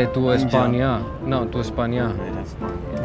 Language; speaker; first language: Persian; non-native, learner; Spanish